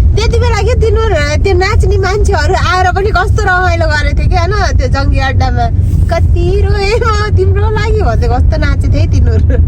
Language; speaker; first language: Nepali; native; Nepali